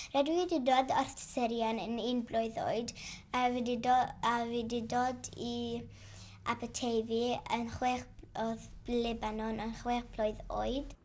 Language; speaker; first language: Welsh; non-native, learner; Arabic